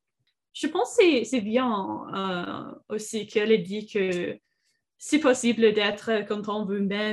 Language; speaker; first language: French; non-native, learner; English